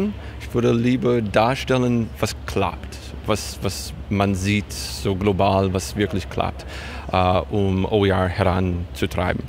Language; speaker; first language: German; non-native, fluent; English